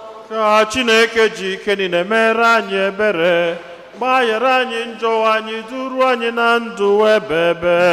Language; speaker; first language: Igbo; native; Igbo